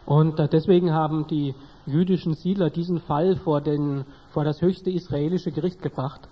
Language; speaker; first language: German; native; German